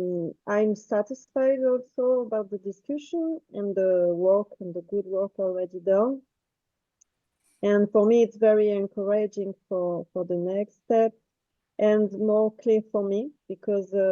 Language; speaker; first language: English; non-native, fluent; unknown